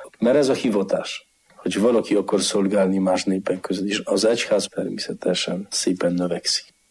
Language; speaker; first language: Hungarian; non-native, fluent; Polish